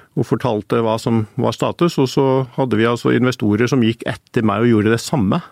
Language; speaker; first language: Norwegian; early bilingual, heritage; Icelandic